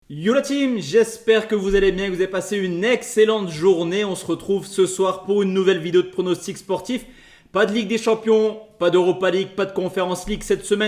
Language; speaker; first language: French; native; French